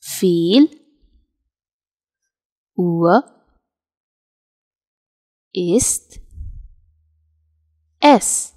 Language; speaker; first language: German; non-native, fluent; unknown